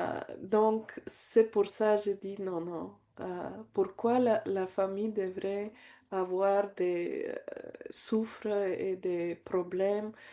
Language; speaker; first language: French; non-native, learner; Bulgarian